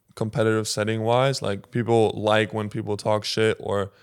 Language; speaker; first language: English; non-native, fluent; German